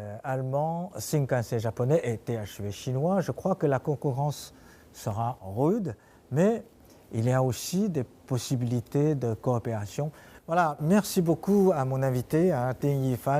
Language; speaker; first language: French; non-native, fluent; Chinese